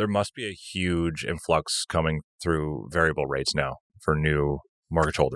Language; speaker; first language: English; native; English